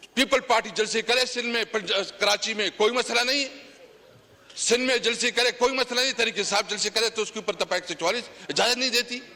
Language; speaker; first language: Urdu; non-native, local second language; Pashto